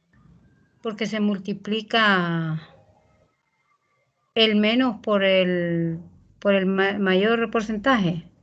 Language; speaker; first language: Spanish; native; Spanish